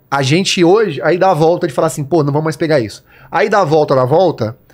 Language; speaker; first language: Portuguese; native; Portuguese